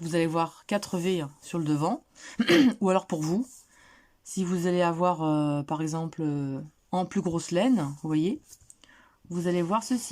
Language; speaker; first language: French; native; French